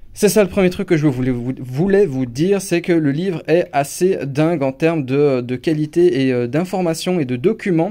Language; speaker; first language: French; non-native, fluent; English